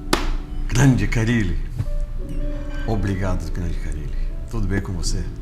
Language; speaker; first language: Portuguese; non-native, fluent; Arabic